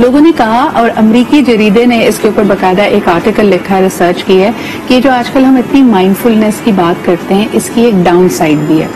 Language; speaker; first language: Urdu; native; Urdu